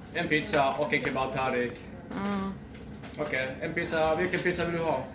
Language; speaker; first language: Swedish; native; Swedish